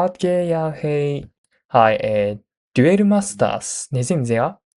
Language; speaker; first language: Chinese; non-native, learner; Japanese